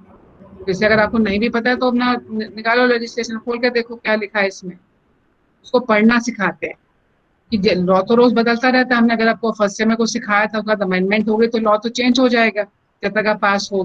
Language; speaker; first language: Hindi; native; Hindi